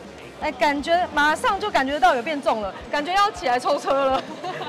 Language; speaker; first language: Chinese; native; Chinese